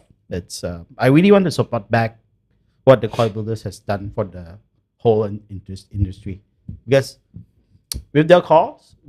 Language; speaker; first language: English; non-native, fluent; Indonesian